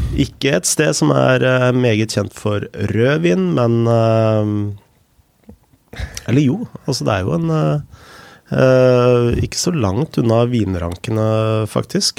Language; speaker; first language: Norwegian; native; Norwegian